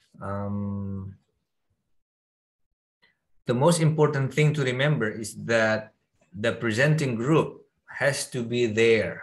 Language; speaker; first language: English; non-native, fluent; Indonesian